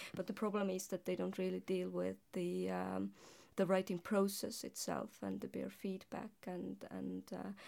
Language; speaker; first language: English; non-native, fluent; Estonian